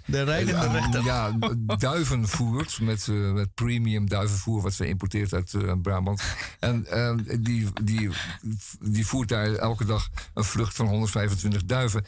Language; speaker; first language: Dutch; native; Dutch